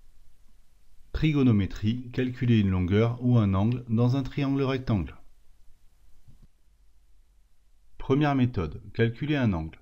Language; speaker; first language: French; native; French